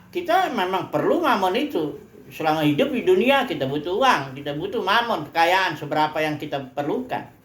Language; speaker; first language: Indonesian; native; Indonesian